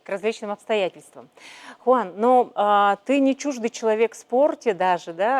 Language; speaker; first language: Russian; native; Russian